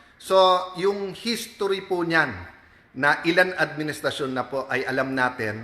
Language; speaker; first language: Filipino; native; Filipino